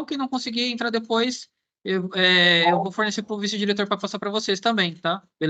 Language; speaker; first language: Portuguese; native; Portuguese